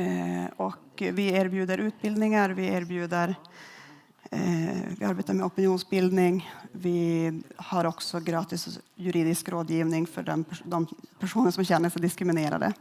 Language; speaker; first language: Swedish; native; Swedish